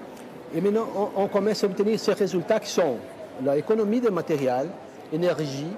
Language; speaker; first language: French; non-native, fluent; Portuguese